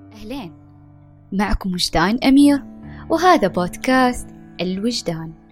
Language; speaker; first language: Arabic; native; Arabic